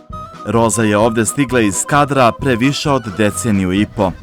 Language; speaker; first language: Bosnian; native; Bosnian